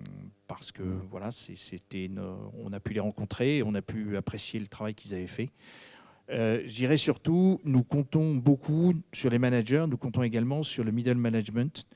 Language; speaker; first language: French; native; French